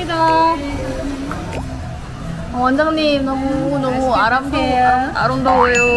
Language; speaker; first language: Korean; non-native, learner; Filipino